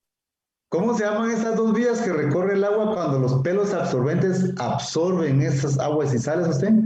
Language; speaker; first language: Spanish; native; Spanish